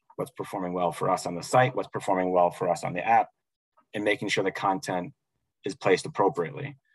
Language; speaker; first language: English; native; English